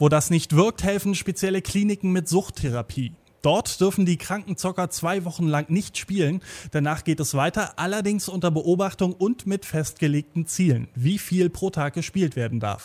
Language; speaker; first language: German; native; German